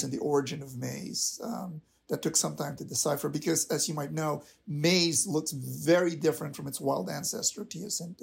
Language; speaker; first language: English; non-native, local second language; Filipino